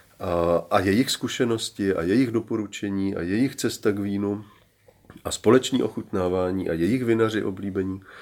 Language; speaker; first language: Czech; native; Czech